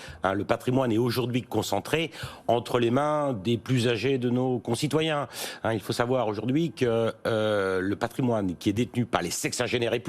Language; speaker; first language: French; native; French